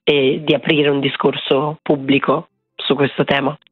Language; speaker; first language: Italian; native; Italian